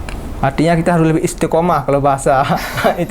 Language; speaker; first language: Indonesian; native; Indonesian